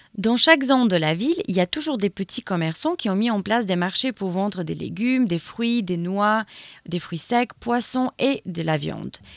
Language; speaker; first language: French; non-native, fluent; Albanian